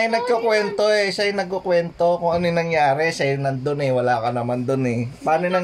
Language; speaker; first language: Filipino; native; Filipino